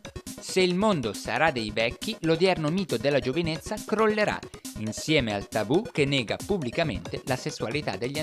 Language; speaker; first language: Italian; native; Italian